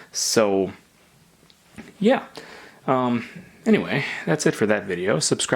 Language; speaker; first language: English; native; English